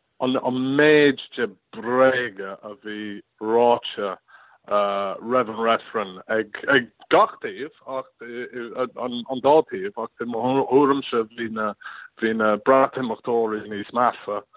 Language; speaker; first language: Irish; non-native, learner; English